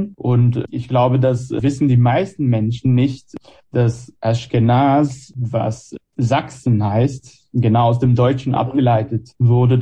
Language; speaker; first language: German; non-native, fluent; Hebrew